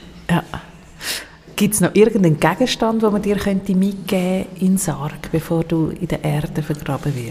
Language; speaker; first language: German; native; German